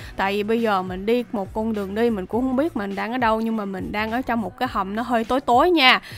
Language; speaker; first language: Vietnamese; native; Vietnamese